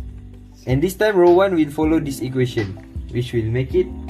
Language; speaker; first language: English; non-native, local second language; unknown